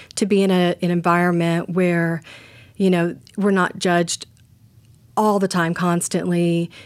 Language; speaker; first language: English; native; English